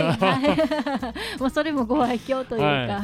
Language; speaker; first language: Japanese; native; Japanese